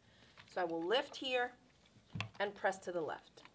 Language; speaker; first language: English; native; English